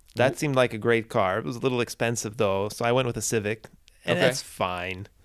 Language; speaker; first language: English; native; English